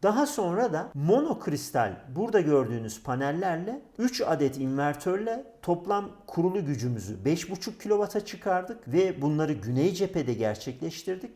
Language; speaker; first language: Turkish; native; Turkish